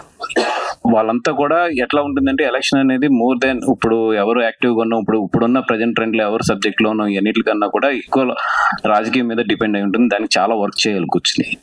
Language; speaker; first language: Telugu; native; Telugu